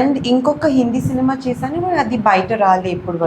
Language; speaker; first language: Telugu; non-native, local second language; Urdu